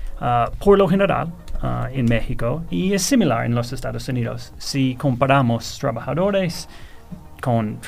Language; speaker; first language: Spanish; non-native, fluent; English